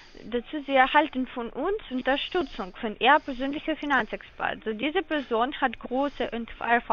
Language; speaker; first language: German; non-native, learner; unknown